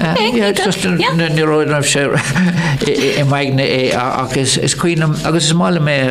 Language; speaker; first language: Irish; non-native, local second language; English